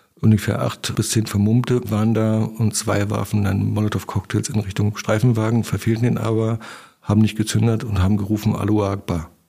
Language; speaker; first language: German; native; German